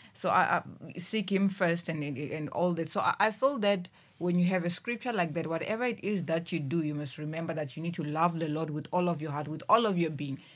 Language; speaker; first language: English; non-native, local second language; Venda